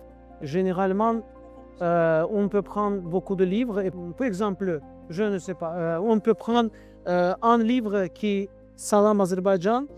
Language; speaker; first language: French; non-native, learner; Azerbaijani